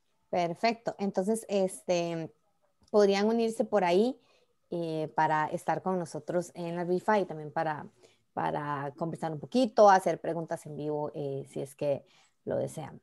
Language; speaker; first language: Spanish; native; Spanish